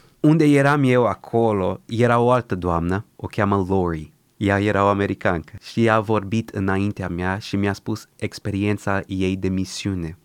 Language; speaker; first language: Romanian; early bilingual, other home language; Portuguese